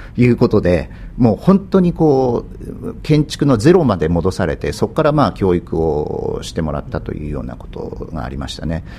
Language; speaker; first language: Japanese; native; Japanese